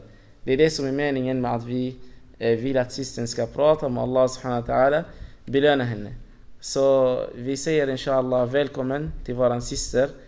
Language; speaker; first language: Swedish; non-native, fluent; Arabic